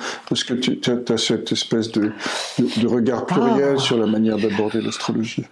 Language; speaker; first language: French; native; French